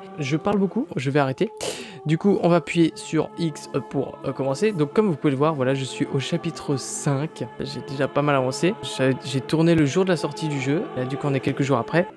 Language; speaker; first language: French; native; French